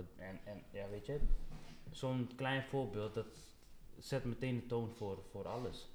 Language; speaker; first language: Dutch; early bilingual, other home language; Papiamento